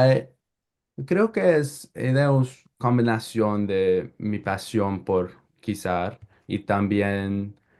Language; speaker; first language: Spanish; non-native, learner; English